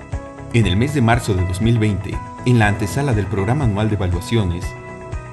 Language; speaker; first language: Spanish; native; Spanish